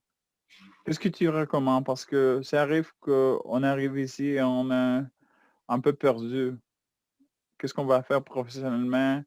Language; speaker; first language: French; non-native, fluent; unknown